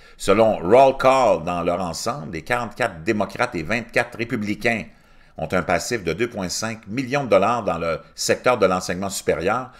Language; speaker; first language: French; native; French